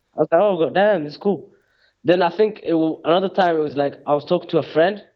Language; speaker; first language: English; native; English